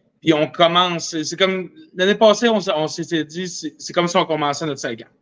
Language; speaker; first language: French; native; French